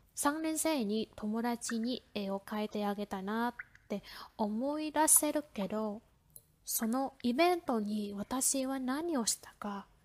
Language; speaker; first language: Japanese; non-native, fluent; Vietnamese